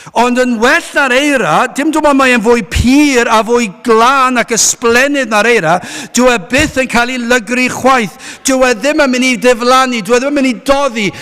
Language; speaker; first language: Welsh; native; Welsh